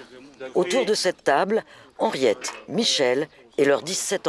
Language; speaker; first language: French; native; French